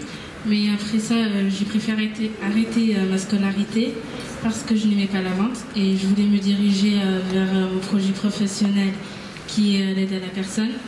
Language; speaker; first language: French; early bilingual, other home language; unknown